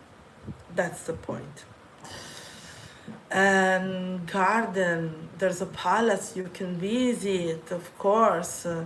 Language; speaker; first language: English; non-native, fluent; Italian